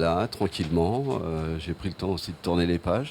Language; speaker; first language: French; native; French